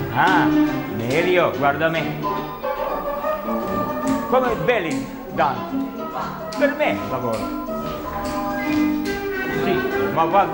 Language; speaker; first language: Italian; non-native, learner; Russian